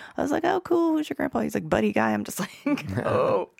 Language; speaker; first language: English; native; English